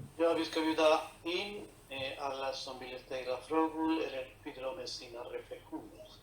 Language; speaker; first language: Swedish; non-native, fluent; Spanish